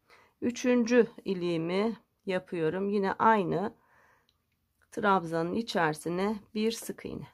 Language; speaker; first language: Turkish; native; Turkish